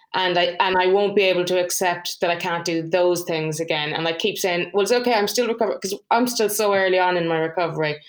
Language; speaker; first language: English; native; English